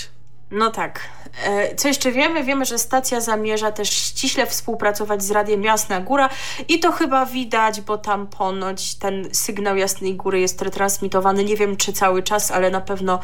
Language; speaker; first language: Polish; native; Polish